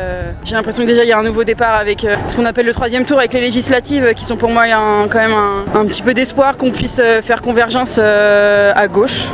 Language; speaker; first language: French; native; French